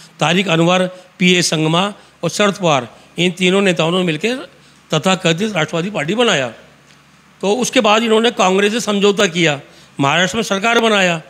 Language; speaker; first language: Hindi; native; Hindi